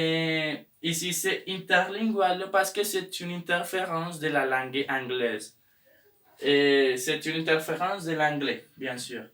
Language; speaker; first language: French; non-native, learner; Spanish